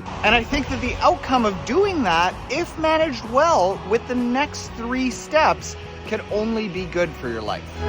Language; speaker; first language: English; native; English